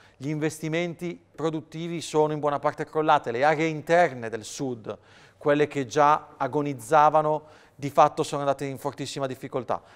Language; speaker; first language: Italian; native; Italian